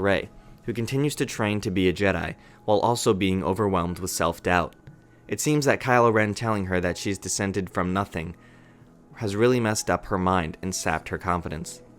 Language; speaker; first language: English; native; English